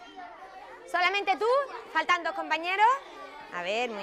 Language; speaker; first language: Spanish; native; Spanish